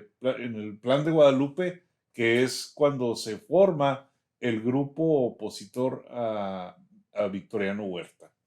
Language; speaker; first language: Spanish; native; Spanish